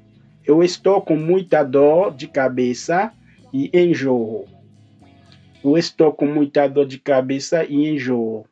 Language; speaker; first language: Portuguese; non-native, fluent; Haitian Creole